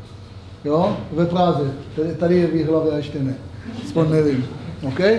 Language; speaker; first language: Czech; non-native, fluent; Hebrew